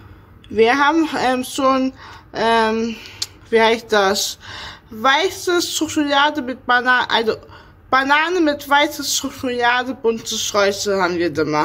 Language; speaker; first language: German; early bilingual, other home language; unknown